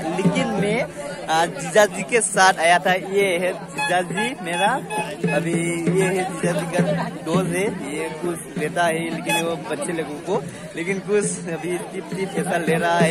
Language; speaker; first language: Hindi; non-native, local second language; Assamese